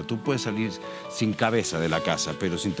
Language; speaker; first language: Spanish; native; Spanish